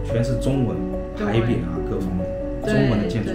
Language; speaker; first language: Chinese; native; Chinese